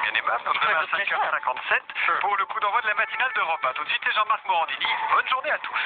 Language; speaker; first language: French; native; French